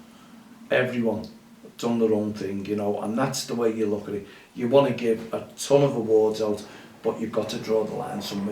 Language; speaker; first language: English; native; English